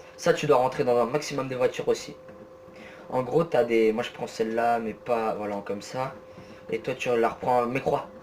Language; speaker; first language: French; native; French